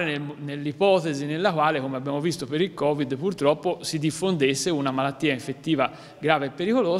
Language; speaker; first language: Italian; native; Italian